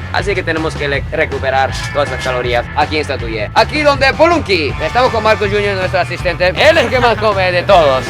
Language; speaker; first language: Spanish; non-native, fluent; Japanese